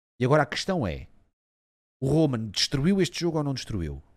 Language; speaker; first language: Portuguese; native; Portuguese